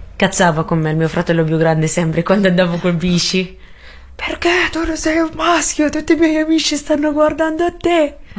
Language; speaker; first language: Italian; non-native, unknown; Arabic